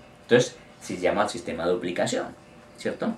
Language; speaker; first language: Spanish; native; Spanish